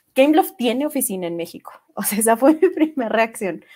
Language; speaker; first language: Spanish; native; Spanish